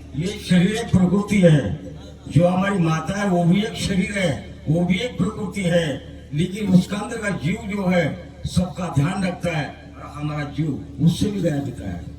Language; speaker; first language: Hindi; non-native, local second language; Marathi